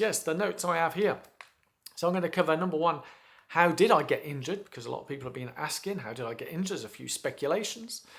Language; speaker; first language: English; native; English